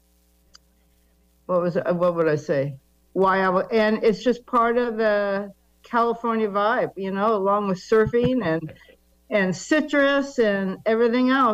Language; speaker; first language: English; native; English